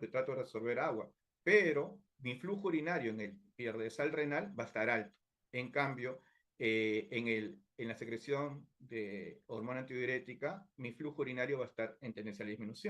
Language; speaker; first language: Spanish; native; Spanish